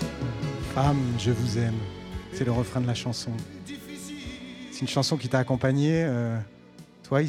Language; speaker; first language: French; native; French